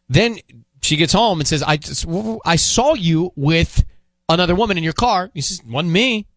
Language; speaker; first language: English; native; English